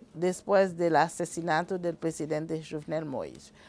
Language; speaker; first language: Spanish; non-native, fluent; Haitian Creole